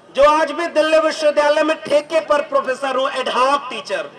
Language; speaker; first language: Hindi; native; Hindi